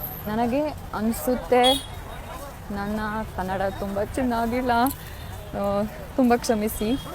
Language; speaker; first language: Kannada; non-native, learner; German